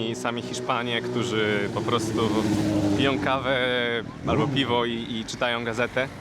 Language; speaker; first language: Polish; native; Polish